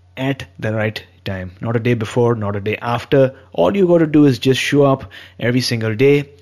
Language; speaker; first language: English; non-native, local second language; Hindi